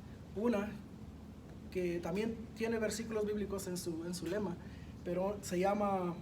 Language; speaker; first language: Spanish; native; Spanish